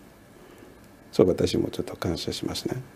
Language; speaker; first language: Japanese; non-native, learner; French